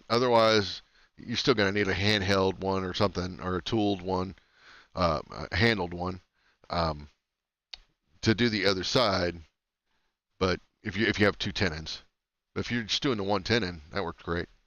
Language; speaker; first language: English; native; English